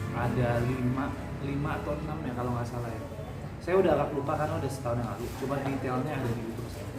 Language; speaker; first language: Indonesian; native; Indonesian